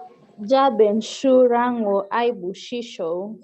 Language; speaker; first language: Chinese; non-native, learner; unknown